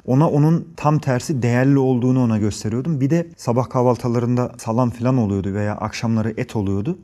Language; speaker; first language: Turkish; early bilingual, heritage; Turkish